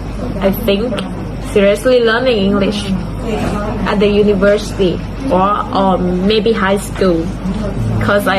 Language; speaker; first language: English; non-native, learner; Thai